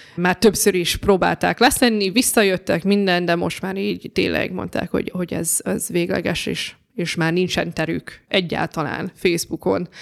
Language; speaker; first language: Hungarian; early bilingual, heritage; Hungarian